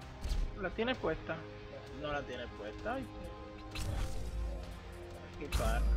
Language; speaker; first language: Spanish; native; Spanish